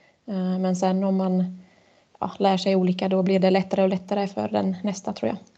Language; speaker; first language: Swedish; non-native, fluent; German